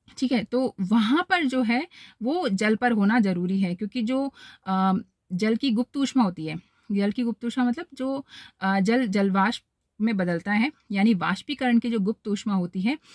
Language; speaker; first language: Hindi; native; Hindi